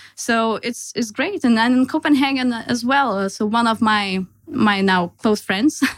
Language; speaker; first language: English; non-native, fluent; Lithuanian